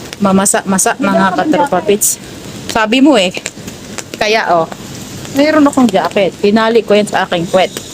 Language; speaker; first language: Filipino; native; Filipino